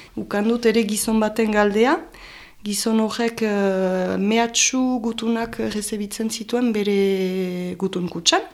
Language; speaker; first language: Basque; native; Basque